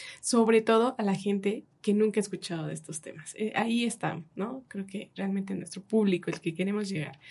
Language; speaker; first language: Spanish; native; Spanish